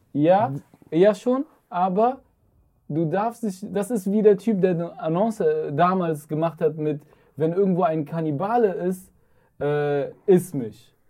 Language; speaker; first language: German; early bilingual, other home language; Arabic